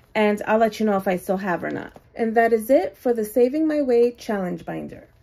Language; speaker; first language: English; native; English